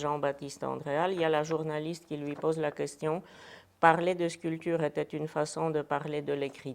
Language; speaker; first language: French; non-native, fluent; Polish